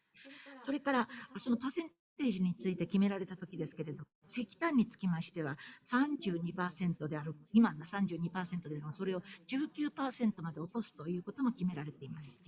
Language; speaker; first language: Japanese; native; Japanese